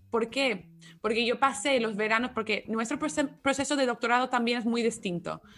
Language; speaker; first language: Spanish; non-native, fluent; English